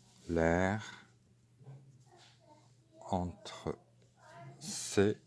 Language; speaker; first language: French; native; French